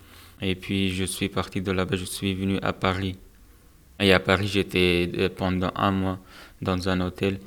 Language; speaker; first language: French; non-native, fluent; Persian